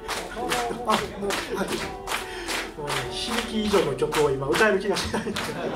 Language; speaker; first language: Japanese; native; Japanese